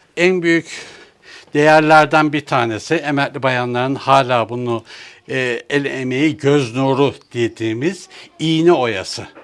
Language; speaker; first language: Turkish; native; Turkish